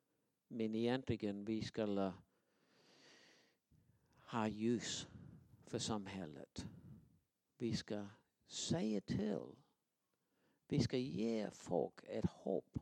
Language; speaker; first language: Swedish; non-native, fluent; English